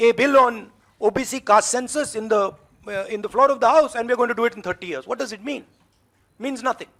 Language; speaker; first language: English; non-native, local second language; Hindi